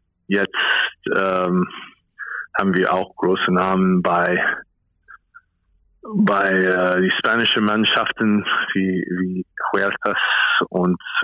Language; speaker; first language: German; non-native, fluent; English